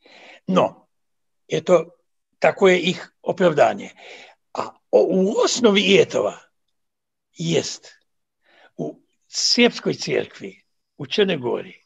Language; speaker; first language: Russian; non-native, fluent; Serbian